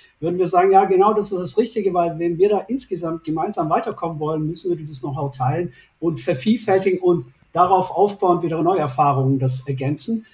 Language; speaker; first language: German; early bilingual, other home language; Turkish